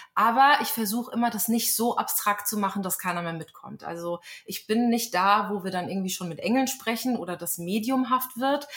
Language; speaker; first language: German; native; German